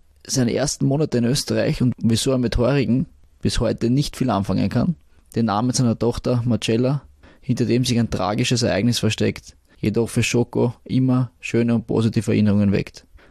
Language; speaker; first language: German; native; German